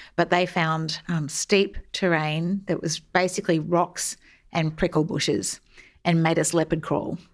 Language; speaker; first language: English; native; English